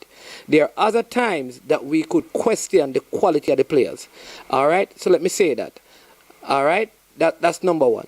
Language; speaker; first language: English; non-native, local second language; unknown